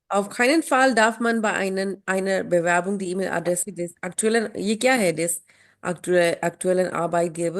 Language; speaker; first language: German; non-native, fluent; Urdu